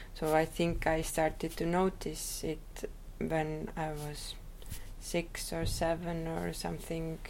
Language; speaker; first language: English; non-native, fluent; Estonian